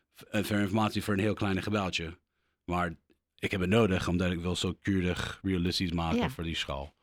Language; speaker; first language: Dutch; non-native, learner; English